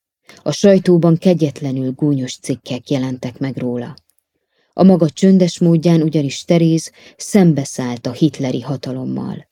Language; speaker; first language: Hungarian; native; Hungarian